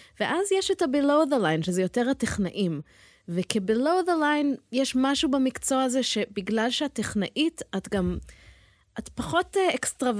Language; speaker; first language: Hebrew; early bilingual, heritage; Hebrew